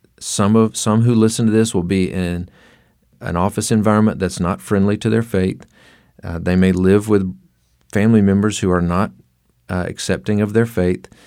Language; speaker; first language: English; native; English